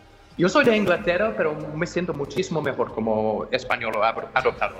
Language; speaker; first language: Spanish; non-native, fluent; English